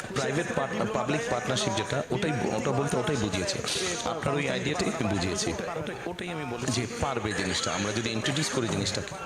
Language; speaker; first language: Bangla; native; Bangla